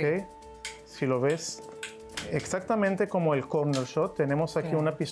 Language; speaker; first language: Spanish; non-native, learner; Hebrew